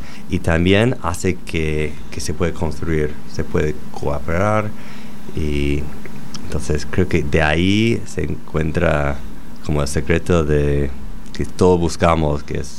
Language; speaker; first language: Spanish; non-native, fluent; English